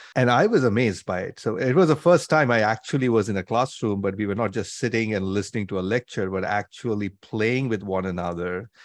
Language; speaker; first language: English; non-native, local second language; Bangla